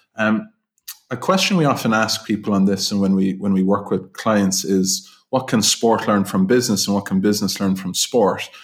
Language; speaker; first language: English; non-native, fluent; German